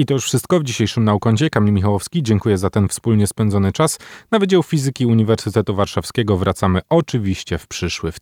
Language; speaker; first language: Polish; native; Polish